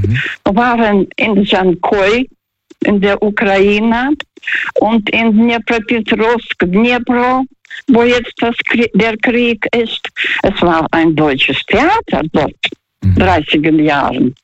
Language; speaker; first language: German; non-native, learner; Russian